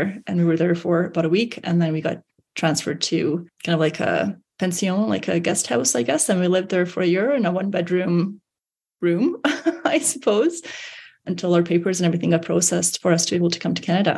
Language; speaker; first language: English; early bilingual, other home language; Hungarian